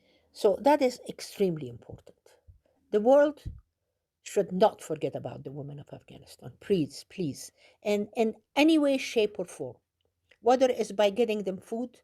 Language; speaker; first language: English; non-native, fluent; Persian